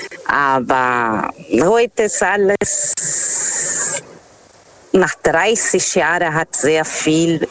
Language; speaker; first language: German; non-native, fluent; Portuguese